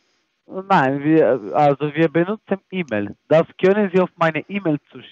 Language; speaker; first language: German; non-native, fluent; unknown